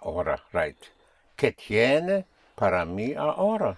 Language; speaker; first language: Spanish; non-native, fluent; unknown